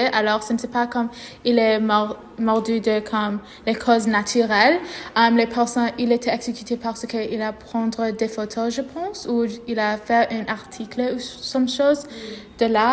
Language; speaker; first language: French; non-native, learner; English